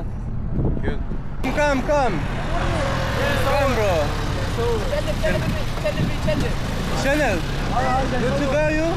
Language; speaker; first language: English; non-native, learner; French